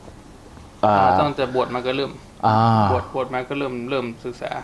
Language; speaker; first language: Thai; native; Thai